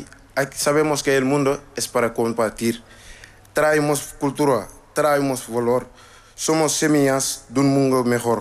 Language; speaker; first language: Spanish; non-native, learner; Wolof